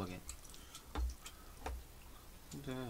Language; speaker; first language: Korean; native; Korean